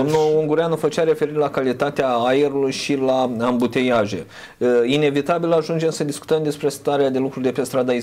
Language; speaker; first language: Romanian; native; Romanian